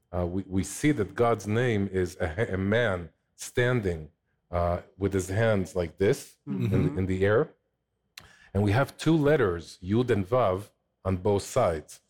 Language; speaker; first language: English; non-native, fluent; Hebrew